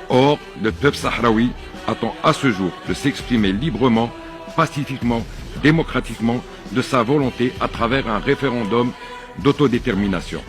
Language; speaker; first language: French; non-native, local second language; Arabic